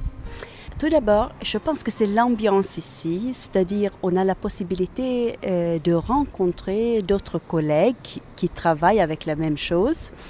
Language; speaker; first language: French; non-native, fluent; Swedish